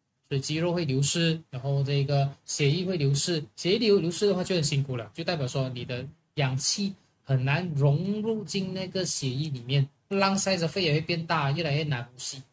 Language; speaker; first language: Chinese; native; Chinese